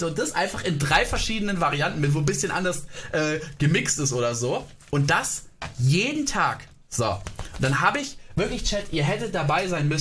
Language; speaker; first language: German; native; German